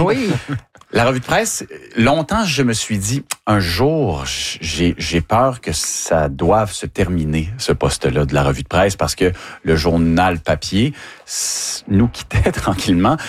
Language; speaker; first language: French; native; French